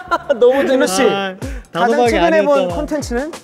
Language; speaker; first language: Korean; native; Korean